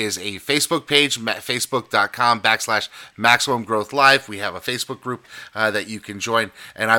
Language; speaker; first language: English; native; English